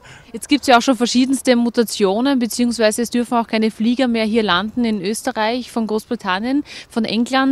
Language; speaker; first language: German; native; German